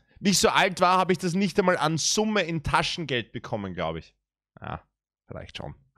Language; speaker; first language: German; native; German